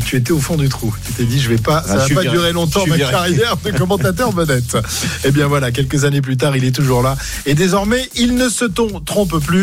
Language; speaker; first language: French; native; French